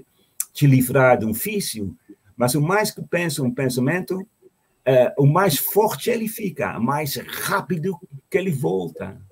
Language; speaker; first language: Portuguese; non-native, fluent; Dutch